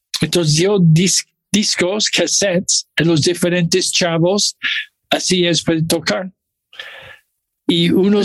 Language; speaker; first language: Spanish; non-native, fluent; English